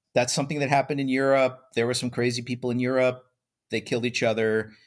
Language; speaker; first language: English; native; English